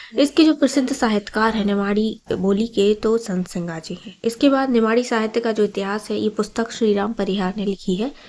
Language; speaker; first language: Hindi; native; Hindi